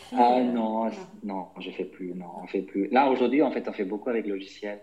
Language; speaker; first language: French; non-native, fluent; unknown